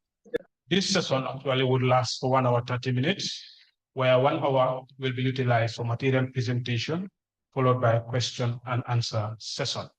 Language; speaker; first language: English; non-native, fluent; Indonesian